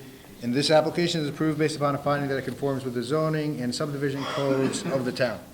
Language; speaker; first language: English; native; English